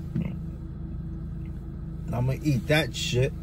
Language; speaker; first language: English; native; English